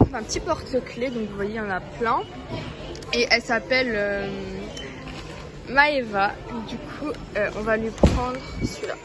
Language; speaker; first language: French; native; French